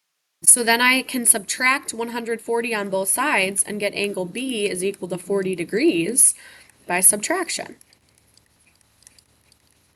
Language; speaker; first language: English; native; English